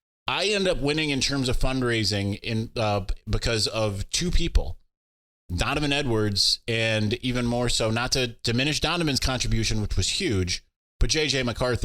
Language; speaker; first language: English; native; English